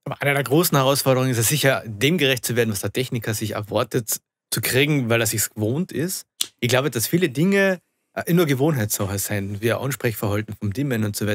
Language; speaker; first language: German; native; German